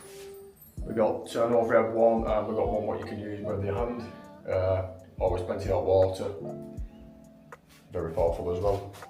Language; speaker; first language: English; native; English